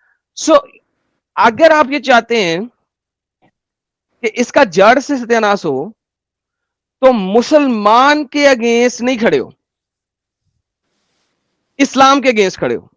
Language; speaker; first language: Hindi; native; Hindi